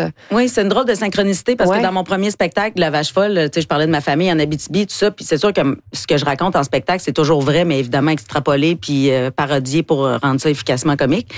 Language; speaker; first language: French; native; French